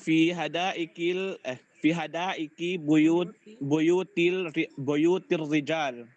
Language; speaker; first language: Arabic; non-native, learner; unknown